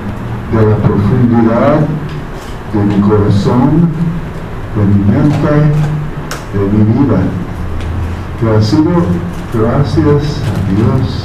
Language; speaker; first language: Spanish; non-native, fluent; English